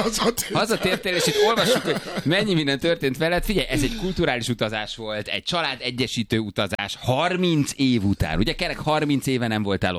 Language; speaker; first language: Hungarian; native; Hungarian